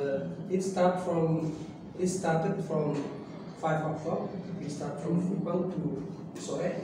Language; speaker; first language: English; non-native, learner; Indonesian